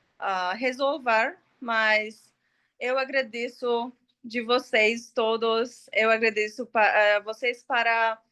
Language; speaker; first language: Portuguese; non-native, learner; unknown